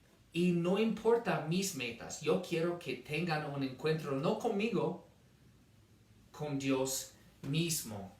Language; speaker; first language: Spanish; non-native, fluent; English